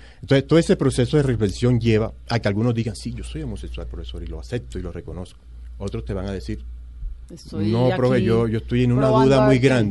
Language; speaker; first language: Spanish; native; Spanish